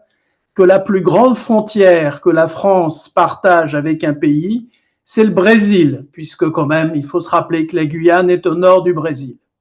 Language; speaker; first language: French; native; French